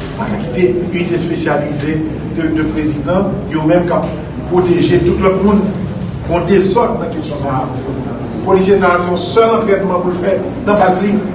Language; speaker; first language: French; non-native, local second language; Haitian Creole